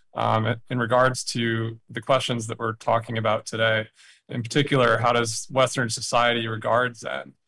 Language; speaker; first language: English; native; English